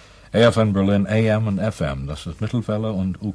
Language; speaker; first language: German; non-native, learner; English